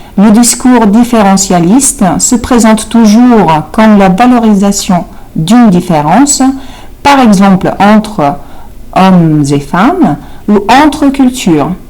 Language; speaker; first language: French; non-native, fluent; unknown